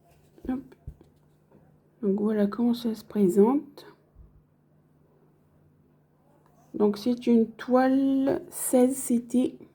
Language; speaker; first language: French; native; French